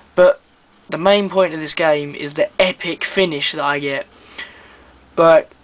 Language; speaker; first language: English; native; English